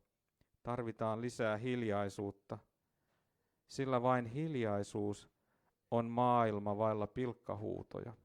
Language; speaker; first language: Finnish; native; Finnish